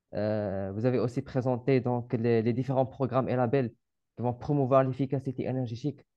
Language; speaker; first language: French; non-native, local second language; Arabic